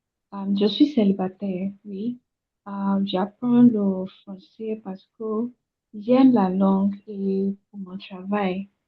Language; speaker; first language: French; non-native, learner; Yoruba